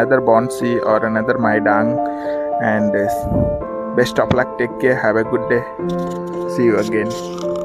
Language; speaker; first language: English; non-native, learner; Thai